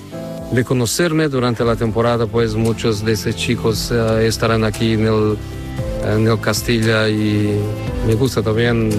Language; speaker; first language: Spanish; non-native, fluent; Portuguese